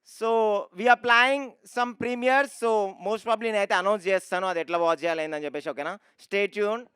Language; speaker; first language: Telugu; native; Telugu